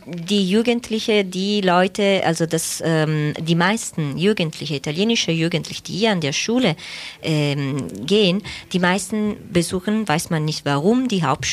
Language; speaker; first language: German; non-native, fluent; Italian